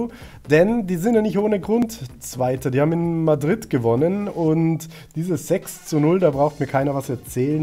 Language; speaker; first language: German; native; German